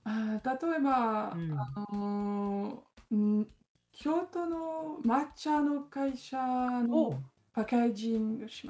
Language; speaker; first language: Japanese; non-native, learner; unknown